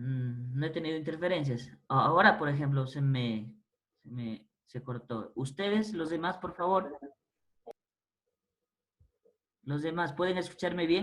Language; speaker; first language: Spanish; native; Spanish